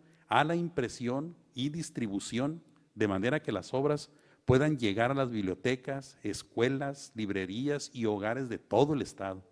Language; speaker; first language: Spanish; native; Spanish